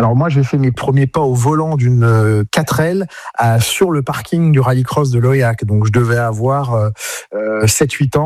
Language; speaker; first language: French; native; French